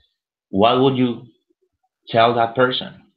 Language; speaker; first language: English; non-native, fluent; Spanish